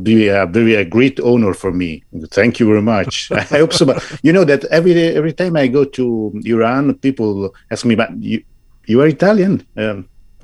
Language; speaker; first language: English; non-native, fluent; Italian